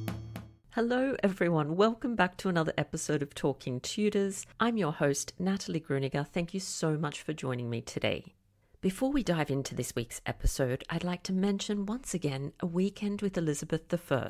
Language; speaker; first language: English; native; English